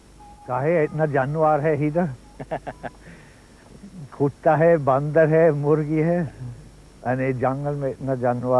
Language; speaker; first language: Hindi; non-native, learner; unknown